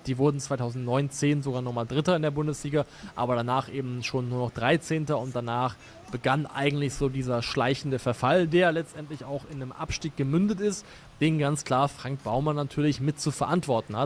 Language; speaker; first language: German; native; German